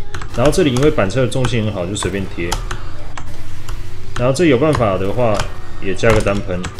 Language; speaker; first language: Chinese; native; Chinese